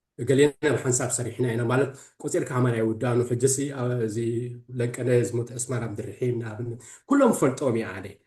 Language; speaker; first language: Tigrinya; early bilingual, heritage; Tigrinya